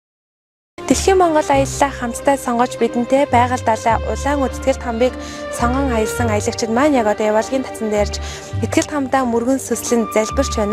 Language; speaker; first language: Mongolian; native; Mongolian